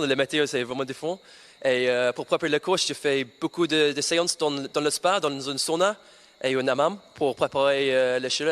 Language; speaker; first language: French; non-native, learner; English